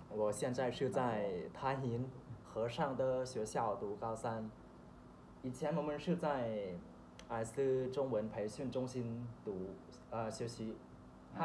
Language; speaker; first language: Chinese; non-native, learner; Thai